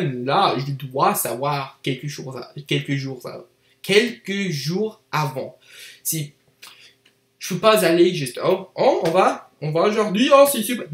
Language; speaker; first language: French; non-native, learner; English